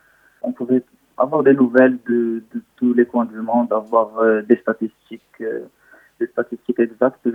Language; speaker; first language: French; non-native, local second language; Arabic